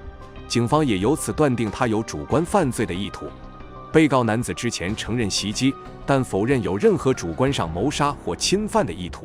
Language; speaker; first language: Chinese; native; Chinese